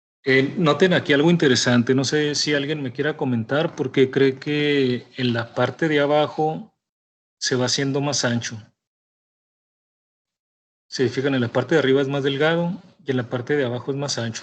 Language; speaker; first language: Spanish; native; Spanish